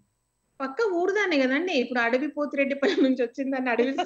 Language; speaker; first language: Telugu; native; Telugu